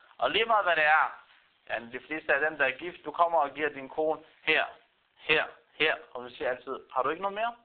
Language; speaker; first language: Danish; non-native, fluent; Arabic